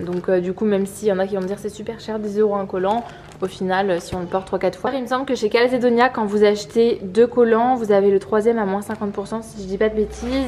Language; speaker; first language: French; native; French